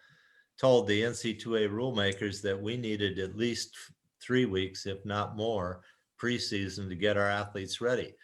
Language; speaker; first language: English; native; English